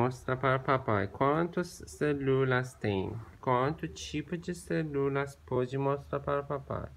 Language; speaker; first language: Portuguese; non-native, learner; Persian